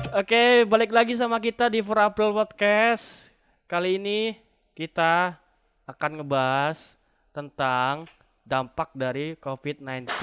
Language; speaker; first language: Indonesian; non-native, local second language; Javanese